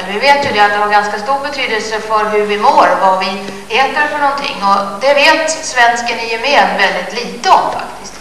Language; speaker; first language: Swedish; native; Swedish